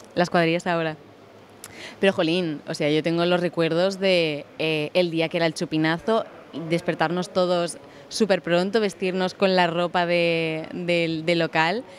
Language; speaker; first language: Spanish; native; Spanish